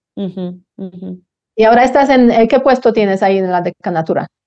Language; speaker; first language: Spanish; non-native, fluent; Polish